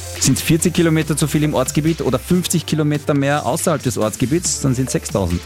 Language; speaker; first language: German; native; German